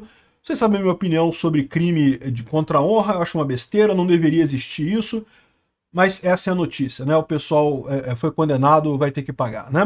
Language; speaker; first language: Portuguese; native; Portuguese